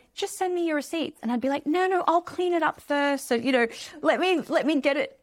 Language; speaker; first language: English; native; English